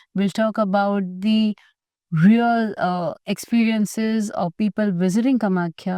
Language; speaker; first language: English; non-native, local second language; Gujarati